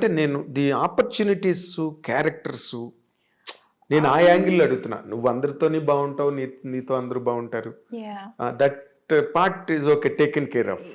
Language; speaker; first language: Telugu; native; Telugu